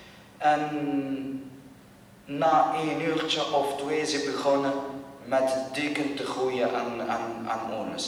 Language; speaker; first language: Dutch; non-native, learner; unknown